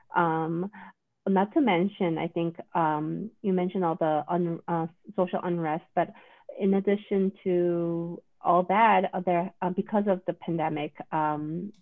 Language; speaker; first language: English; non-native, fluent; Korean